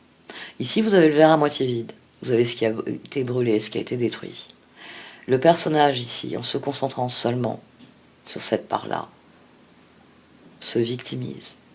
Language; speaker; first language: French; native; French